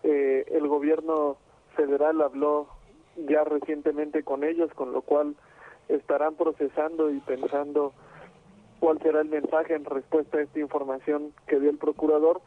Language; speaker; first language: Spanish; native; Spanish